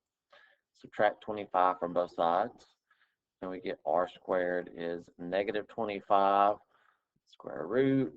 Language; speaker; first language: English; native; English